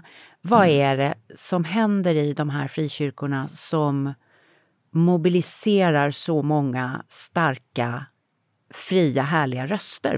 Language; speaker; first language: Swedish; native; Swedish